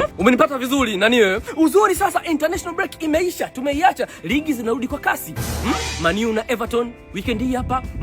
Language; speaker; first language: Swahili; native; Swahili